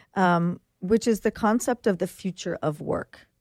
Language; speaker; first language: English; native; English